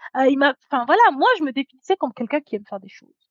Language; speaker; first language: French; native; French